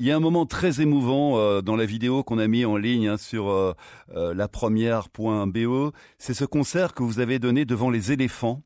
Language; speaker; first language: French; native; French